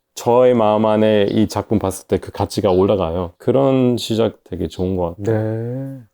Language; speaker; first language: Korean; non-native, fluent; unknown